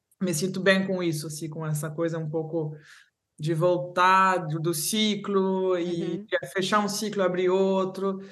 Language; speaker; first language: Portuguese; non-native, fluent; French